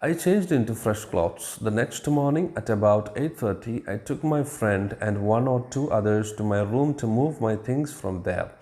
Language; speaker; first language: English; non-native, local second language; Malayalam